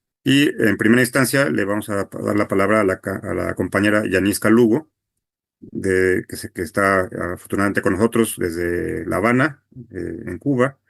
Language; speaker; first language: Spanish; native; Spanish